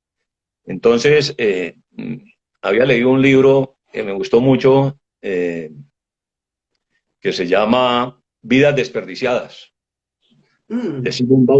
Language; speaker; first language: Spanish; native; Spanish